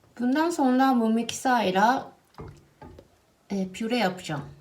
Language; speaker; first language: Turkish; non-native, fluent; Japanese